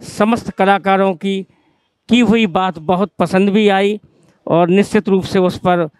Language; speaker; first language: Hindi; native; Hindi